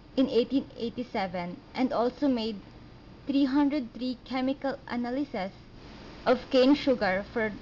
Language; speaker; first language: English; non-native, local second language; Filipino